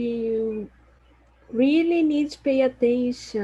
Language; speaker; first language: English; non-native, learner; Portuguese